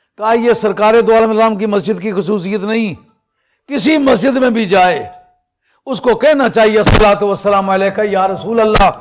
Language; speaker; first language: Urdu; non-native, local second language; Punjabi